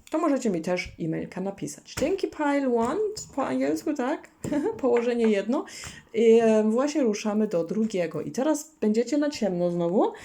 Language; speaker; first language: Polish; non-native, learner; German